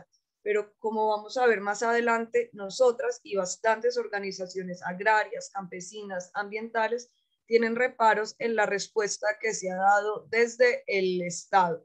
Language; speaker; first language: Spanish; native; Spanish